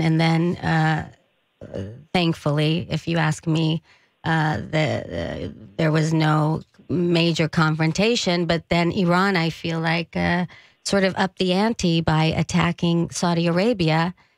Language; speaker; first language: English; early bilingual, other home language; Persian